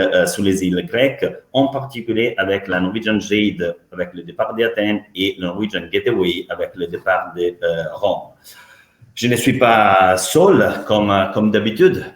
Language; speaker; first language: French; non-native, fluent; Italian